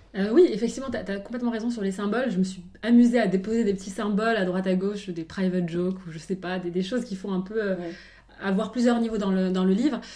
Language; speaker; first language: French; non-native, local second language; Arabic